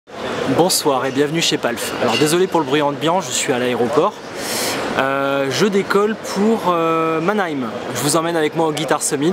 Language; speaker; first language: French; native; French